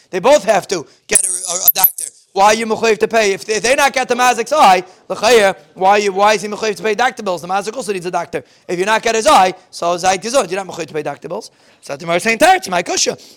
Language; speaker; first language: English; native; English